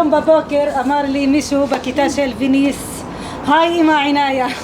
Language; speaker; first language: Hebrew; non-native, local second language; Arabic